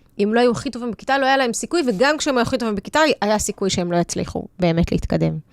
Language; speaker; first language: Hebrew; early bilingual, other home language; Russian